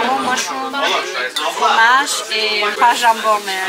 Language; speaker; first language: French; non-native, learner; Turkish